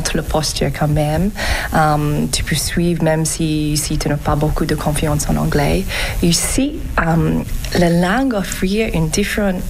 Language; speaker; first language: French; non-native, learner; English